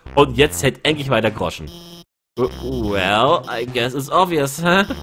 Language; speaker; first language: German; native; German